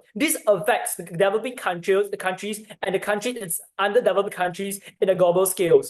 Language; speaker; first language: English; non-native, learner; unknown